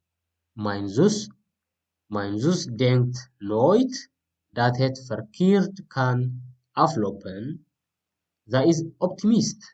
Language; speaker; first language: Dutch; non-native, fluent; Tigrinya